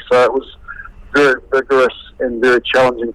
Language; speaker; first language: English; native; English